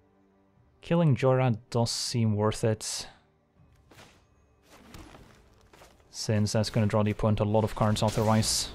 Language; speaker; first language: English; native; English